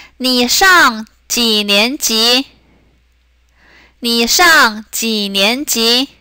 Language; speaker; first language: Chinese; non-native, fluent; Korean